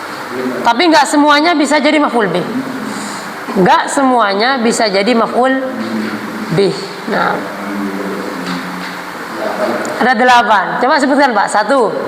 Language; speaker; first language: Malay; non-native, local second language; Javanese